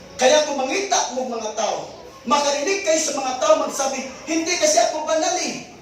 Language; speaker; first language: Filipino; non-native, local second language; Cebuano